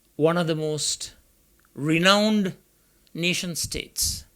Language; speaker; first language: English; non-native, local second language; Sinhala